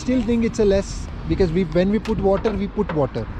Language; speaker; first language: English; non-native, fluent; Hindi